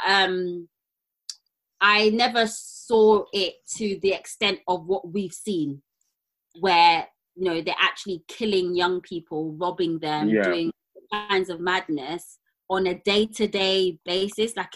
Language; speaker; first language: English; native; English